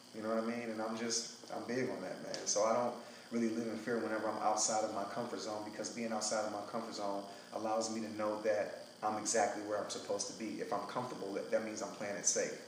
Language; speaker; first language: English; native; English